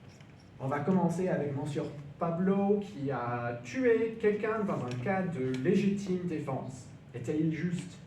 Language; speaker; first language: French; non-native, learner; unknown